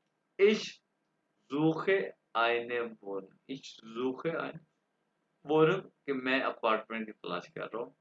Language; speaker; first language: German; non-native, fluent; Urdu